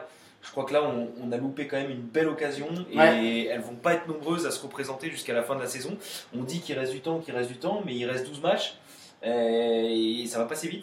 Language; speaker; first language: French; native; French